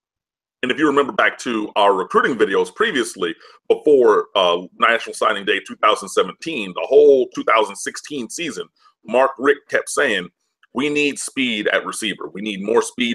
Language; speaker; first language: English; native; English